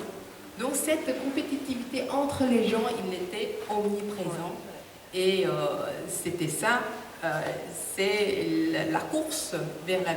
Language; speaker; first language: French; non-native, fluent; Korean